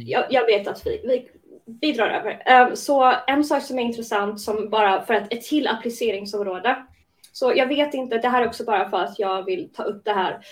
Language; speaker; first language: Swedish; native; Swedish